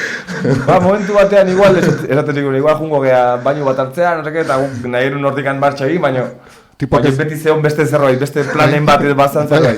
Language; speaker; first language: Basque; native; Basque